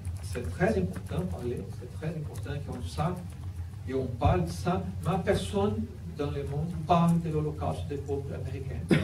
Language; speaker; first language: French; non-native, learner; Portuguese